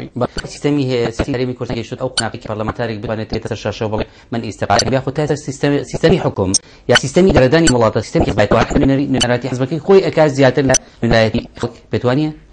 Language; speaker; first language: Central Kurdish; non-native, local second language; Kurdish